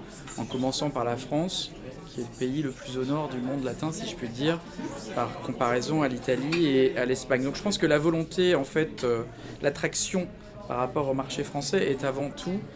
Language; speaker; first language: French; native; French